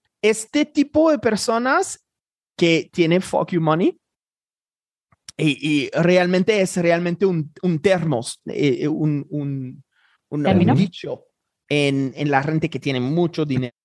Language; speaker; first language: Spanish; non-native, fluent; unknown